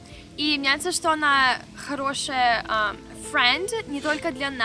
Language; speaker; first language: Russian; early bilingual, heritage; Russian